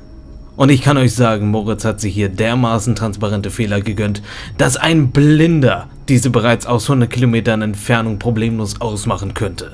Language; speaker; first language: German; native; German